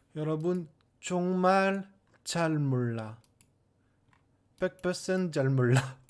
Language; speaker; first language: Korean; non-native, learner; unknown